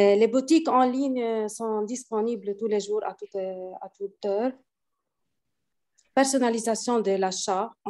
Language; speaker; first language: French; non-native, learner; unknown